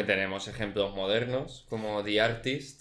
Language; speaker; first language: Spanish; native; Spanish